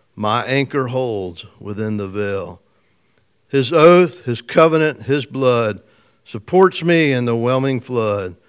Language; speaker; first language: English; native; English